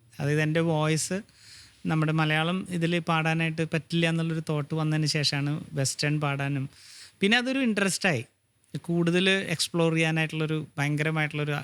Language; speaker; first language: Malayalam; native; Malayalam